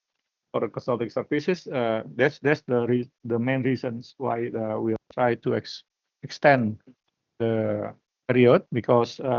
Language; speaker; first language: English; non-native, learner; Indonesian